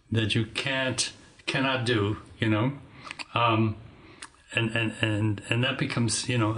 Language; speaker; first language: English; native; English